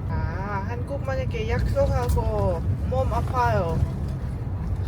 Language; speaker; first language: Korean; non-native, learner; Lao